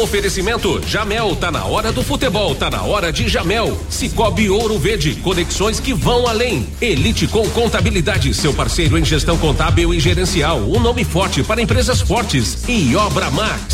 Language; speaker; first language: Portuguese; native; Portuguese